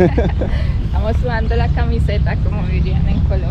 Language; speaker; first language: Spanish; native; Spanish